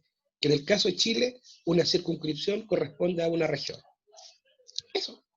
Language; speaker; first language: Spanish; native; Spanish